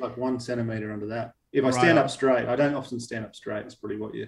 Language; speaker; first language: English; native; English